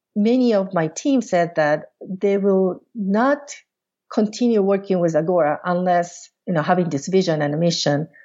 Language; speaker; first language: English; non-native, fluent; Portuguese